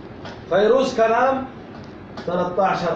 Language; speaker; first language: Arabic; native; Arabic